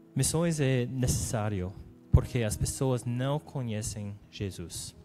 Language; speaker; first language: Portuguese; non-native, learner; English